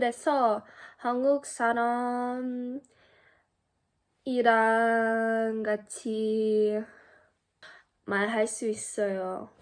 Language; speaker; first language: Korean; non-native, learner; English